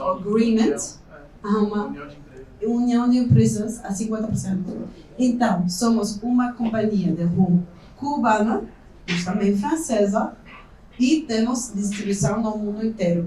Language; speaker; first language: Portuguese; non-native, fluent; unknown